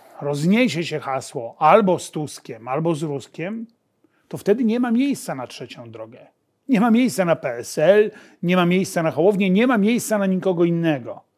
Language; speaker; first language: Polish; native; Polish